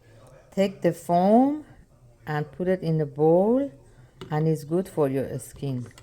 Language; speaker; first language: English; non-native, learner; Persian